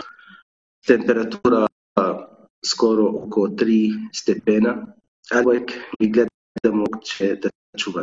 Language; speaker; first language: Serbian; non-native, learner; Arabic